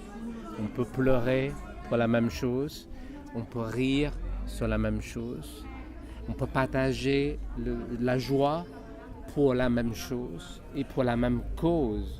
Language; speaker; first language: French; non-native, fluent; Chinese